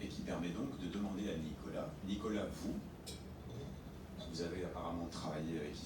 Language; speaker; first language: French; native; French